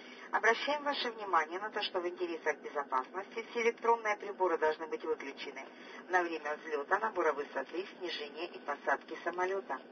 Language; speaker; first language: Russian; native; Russian